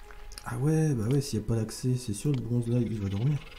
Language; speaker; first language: French; native; French